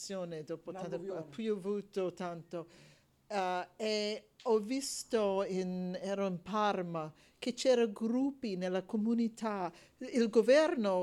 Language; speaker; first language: Italian; non-native, learner; English